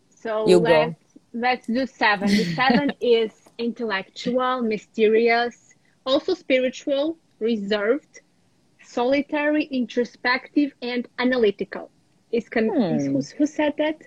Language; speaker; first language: English; non-native, fluent; Ukrainian